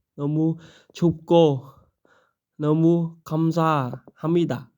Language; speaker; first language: Korean; non-native, learner; Khmer